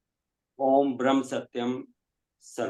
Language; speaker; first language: Hindi; native; Hindi